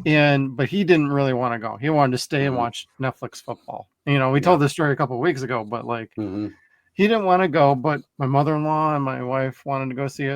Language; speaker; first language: English; native; English